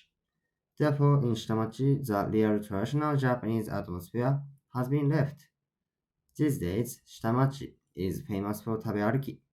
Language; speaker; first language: English; non-native, learner; Japanese